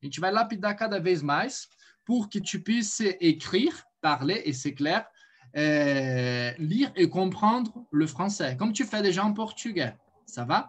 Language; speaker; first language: French; non-native, fluent; Portuguese